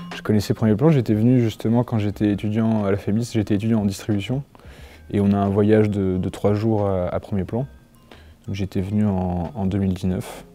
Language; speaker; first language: French; native; French